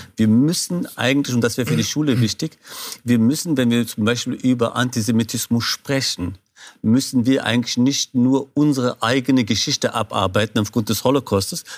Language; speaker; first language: German; non-native, fluent; Kurdish